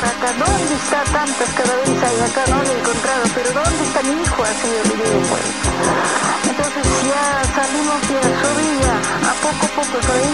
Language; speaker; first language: Spanish; non-native, local second language; Quechua